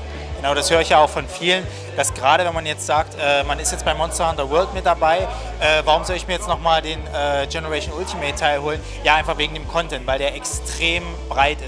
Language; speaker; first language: German; native; German